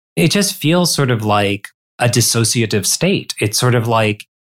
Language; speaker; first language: English; native; English